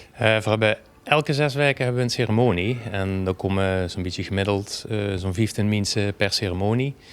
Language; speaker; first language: Dutch; native; Dutch